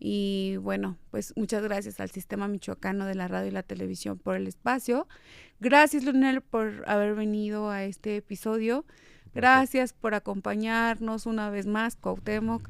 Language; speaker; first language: Spanish; native; Spanish